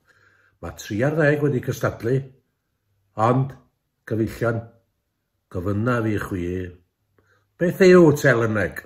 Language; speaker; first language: Welsh; native; Welsh